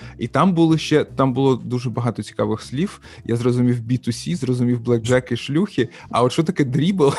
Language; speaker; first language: Ukrainian; non-native, local second language; Russian